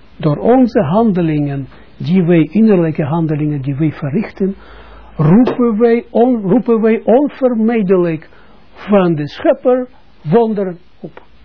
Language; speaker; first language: Dutch; non-native, fluent; Russian